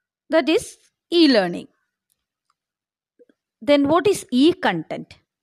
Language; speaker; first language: English; non-native, local second language; Malayalam